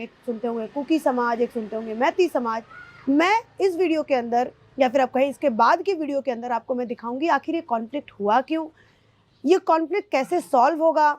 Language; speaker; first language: Hindi; native; Hindi